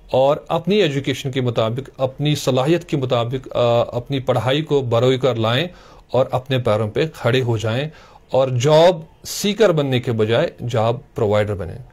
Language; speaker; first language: Hindi; non-native, local second language; Kashmiri